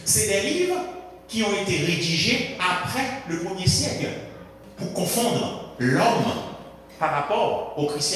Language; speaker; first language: French; non-native, local second language; Haitian Creole